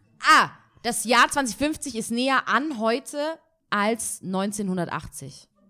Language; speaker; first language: German; native; German